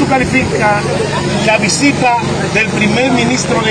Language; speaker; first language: Spanish; native; Spanish